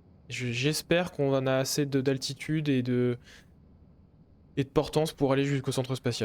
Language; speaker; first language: French; native; French